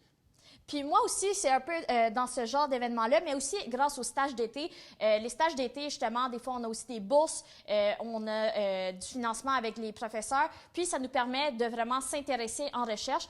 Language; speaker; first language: French; native; French